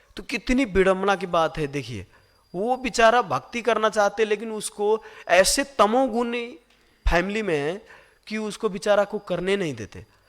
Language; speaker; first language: Hindi; non-native, fluent; Nepali